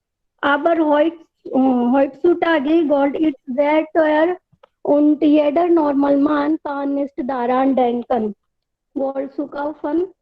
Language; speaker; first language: German; non-native, learner; Hindi